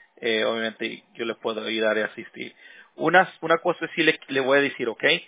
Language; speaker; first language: Spanish; early bilingual, heritage; Spanish